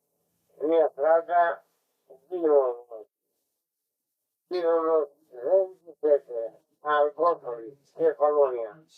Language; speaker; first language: Italian; non-native, learner; Greek